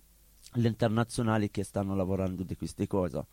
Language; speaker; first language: Italian; non-native, learner; Arabic